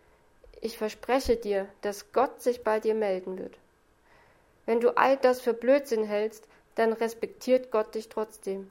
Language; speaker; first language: German; native; German